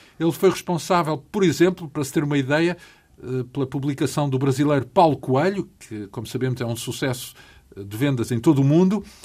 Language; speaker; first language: Portuguese; native; Portuguese